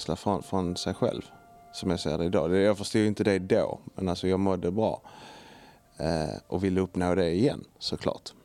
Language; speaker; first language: Swedish; native; Swedish